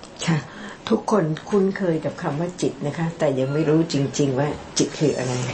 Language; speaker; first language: Thai; native; Thai